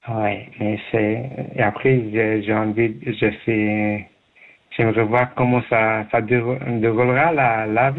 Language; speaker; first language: French; non-native, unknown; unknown